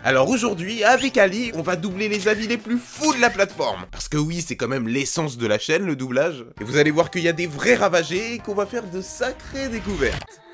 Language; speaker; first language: French; native; French